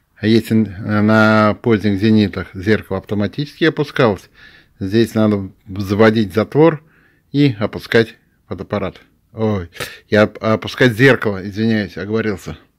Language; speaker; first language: Russian; non-native, local second language; Tatar